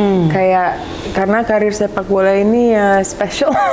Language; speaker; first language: Indonesian; early bilingual, heritage; Indonesian